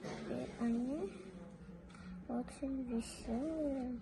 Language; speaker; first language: Russian; non-native, local second language; Yakut